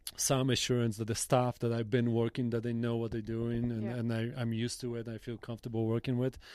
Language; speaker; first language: English; non-native, fluent; Polish